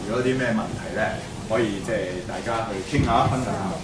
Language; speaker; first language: Cantonese; native; Cantonese